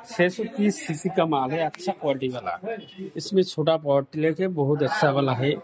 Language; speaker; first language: Hindi; non-native, local second language; Bangla